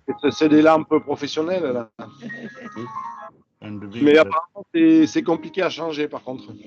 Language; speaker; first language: French; native; French